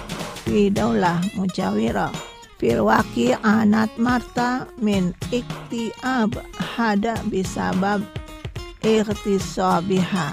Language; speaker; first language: Arabic; non-native, fluent; Indonesian